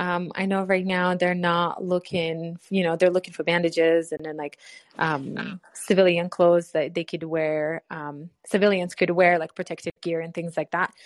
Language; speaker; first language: English; non-native, fluent; Ukrainian